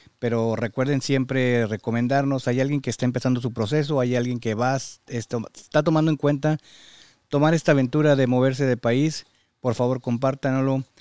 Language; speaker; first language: Spanish; native; Spanish